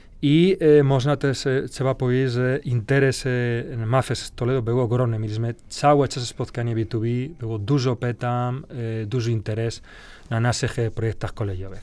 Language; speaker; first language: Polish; non-native, fluent; Spanish